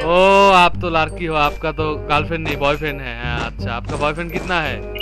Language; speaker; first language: Hindi; non-native, learner; Bangla